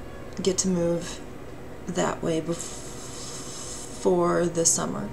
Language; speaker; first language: English; native; English